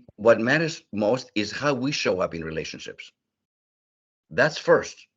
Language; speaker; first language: English; early bilingual, other home language; Greek